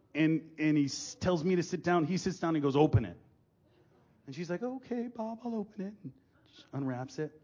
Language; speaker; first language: English; native; English